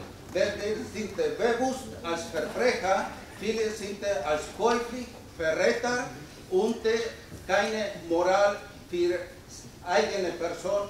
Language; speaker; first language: German; non-native, learner; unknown